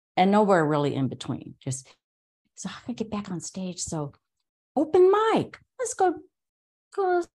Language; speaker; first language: English; native; English